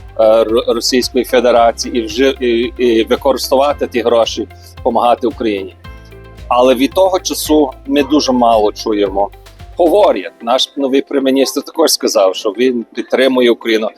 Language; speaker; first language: Ukrainian; early bilingual, heritage; Ukrainian